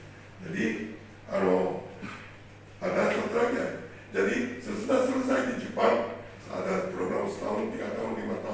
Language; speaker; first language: Indonesian; non-native, fluent; Japanese